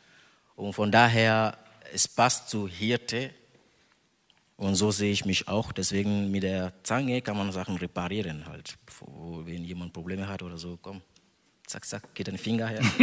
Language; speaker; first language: German; non-native, fluent; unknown